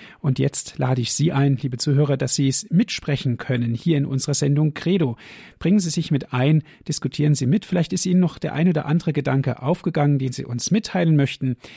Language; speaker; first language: German; native; German